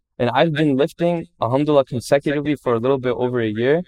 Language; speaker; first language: English; native; English